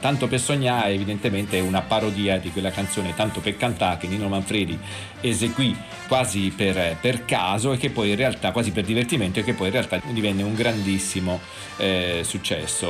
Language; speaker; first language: Italian; native; Italian